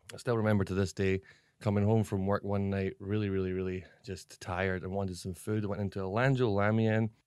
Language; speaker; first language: English; native; English